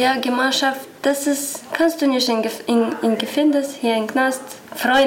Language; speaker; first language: German; non-native, learner; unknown